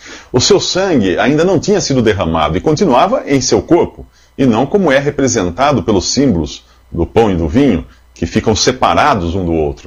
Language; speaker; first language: Portuguese; native; Portuguese